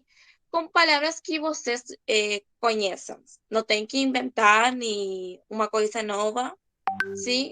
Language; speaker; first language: Portuguese; non-native, fluent; Spanish